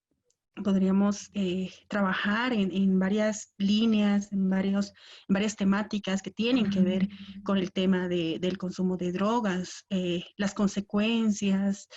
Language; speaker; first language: Spanish; native; Spanish